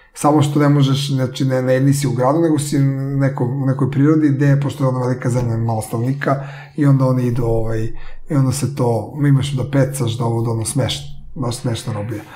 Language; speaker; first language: Serbian; native; Serbian